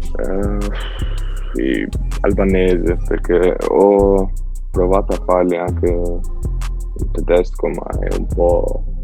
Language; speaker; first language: Italian; non-native, learner; Albanian